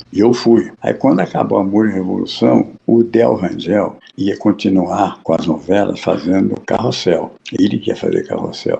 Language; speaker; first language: Portuguese; native; Portuguese